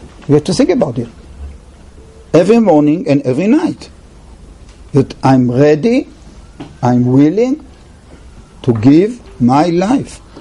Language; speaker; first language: English; non-native, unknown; Hebrew